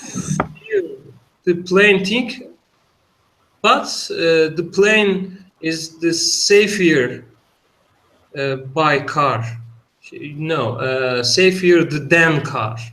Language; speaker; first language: English; non-native, learner; Turkish